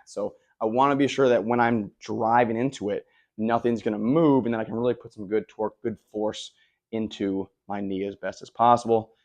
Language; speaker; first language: English; native; English